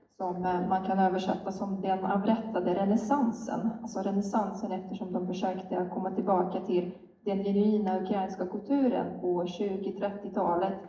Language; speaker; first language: Swedish; non-native, learner; Ukrainian